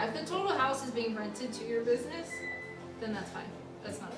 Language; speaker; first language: English; native; English